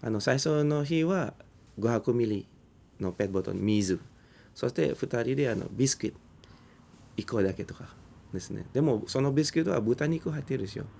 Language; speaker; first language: Japanese; non-native, fluent; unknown